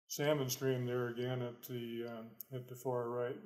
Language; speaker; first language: English; native; English